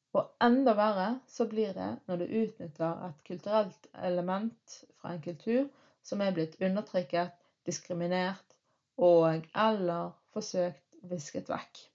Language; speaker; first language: Norwegian; early bilingual, other home language; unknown